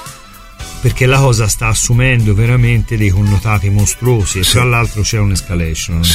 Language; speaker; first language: Italian; native; Italian